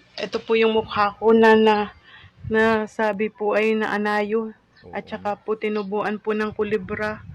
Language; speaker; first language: Filipino; native; Filipino